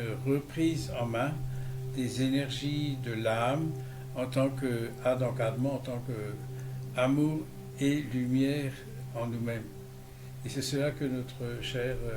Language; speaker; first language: French; native; French